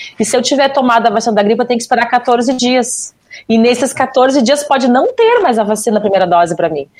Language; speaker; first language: Portuguese; native; Portuguese